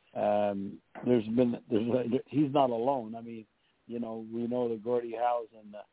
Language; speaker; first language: English; native; English